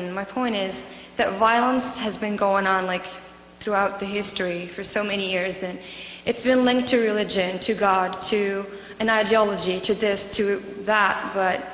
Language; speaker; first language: English; non-native, fluent; Arabic